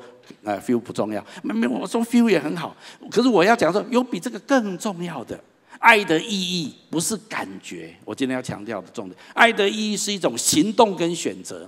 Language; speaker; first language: Chinese; native; Chinese